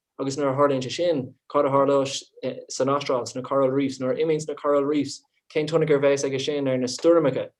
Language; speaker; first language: Irish; non-native, local second language; English